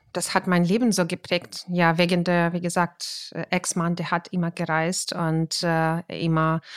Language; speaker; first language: German; non-native, fluent; Ukrainian